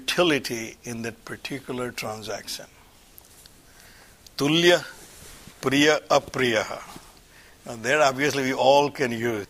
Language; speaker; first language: English; non-native, local second language; Gujarati